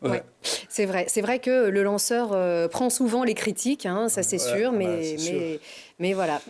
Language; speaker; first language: French; native; French